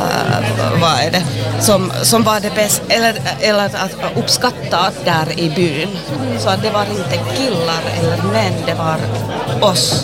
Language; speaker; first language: Swedish; non-native, local second language; Finnish